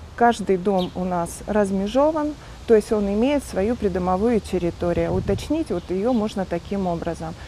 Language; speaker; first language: Russian; native; Russian